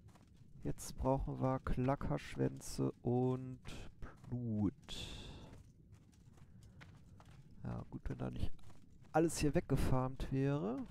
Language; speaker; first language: German; native; German